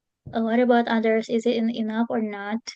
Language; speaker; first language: English; non-native, fluent; Indonesian